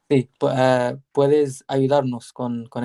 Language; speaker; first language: Spanish; non-native, learner; English